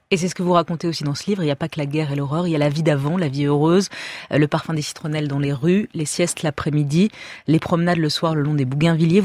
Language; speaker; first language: French; native; French